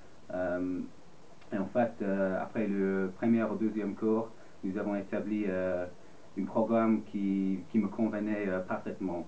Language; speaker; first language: French; non-native, fluent; English